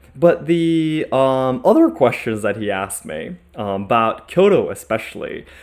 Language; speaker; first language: English; non-native, fluent; Japanese